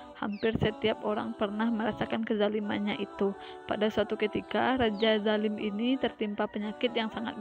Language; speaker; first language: Indonesian; native; Indonesian